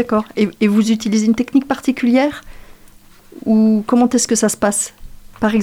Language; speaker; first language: French; native; French